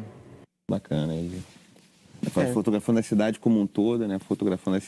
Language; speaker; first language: Portuguese; native; Portuguese